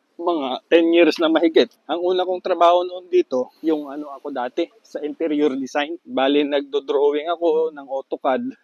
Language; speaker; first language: Filipino; native; Filipino